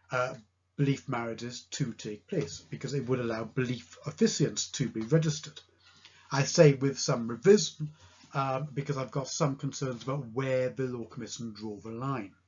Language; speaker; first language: English; native; English